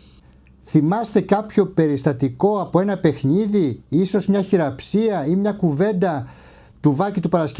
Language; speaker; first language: Greek; native; Greek